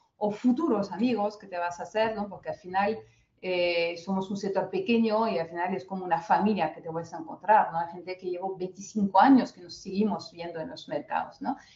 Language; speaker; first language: Spanish; non-native, fluent; French